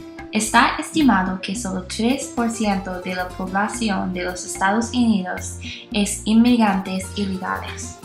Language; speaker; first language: Spanish; non-native, learner; English